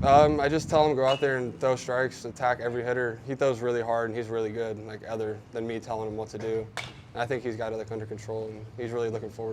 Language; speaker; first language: English; native; English